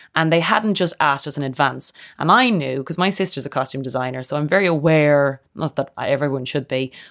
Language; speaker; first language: English; native; English